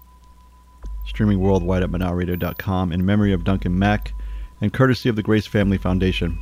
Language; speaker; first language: English; native; English